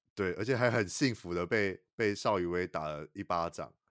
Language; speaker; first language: Chinese; native; Chinese